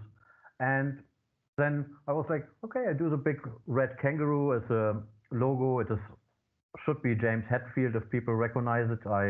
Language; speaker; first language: English; non-native, fluent; German